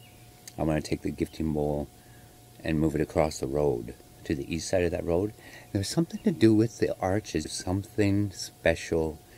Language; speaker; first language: English; native; English